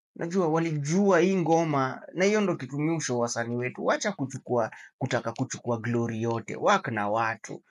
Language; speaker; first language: Swahili; native; Swahili